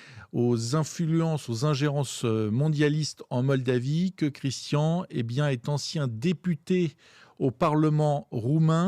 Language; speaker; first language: French; native; French